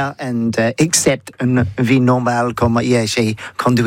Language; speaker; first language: French; non-native, learner; English